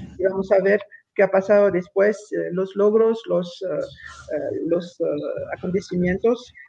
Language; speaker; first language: Spanish; non-native, fluent; French